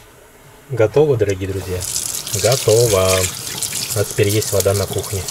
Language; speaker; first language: Russian; native; Russian